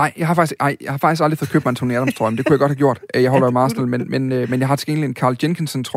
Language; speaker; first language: Danish; native; Danish